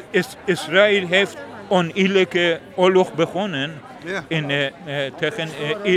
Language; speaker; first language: Dutch; non-native, learner; Persian